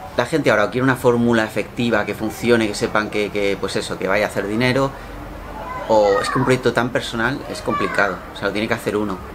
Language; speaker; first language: Spanish; native; Spanish